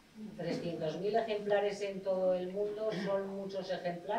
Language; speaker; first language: Spanish; native; Spanish